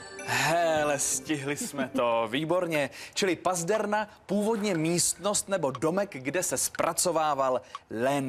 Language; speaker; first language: Czech; native; Czech